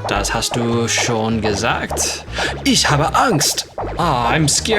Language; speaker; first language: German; non-native, learner; English